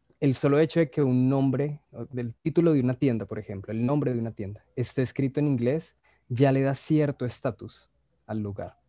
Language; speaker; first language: Spanish; native; Spanish